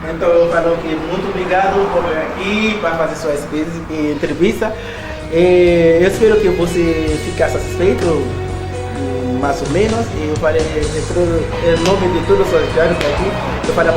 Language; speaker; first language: Portuguese; non-native, learner; Haitian Creole